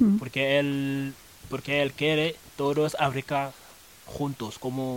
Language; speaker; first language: Spanish; non-native, learner; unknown